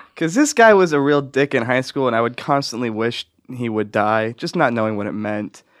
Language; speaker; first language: English; native; English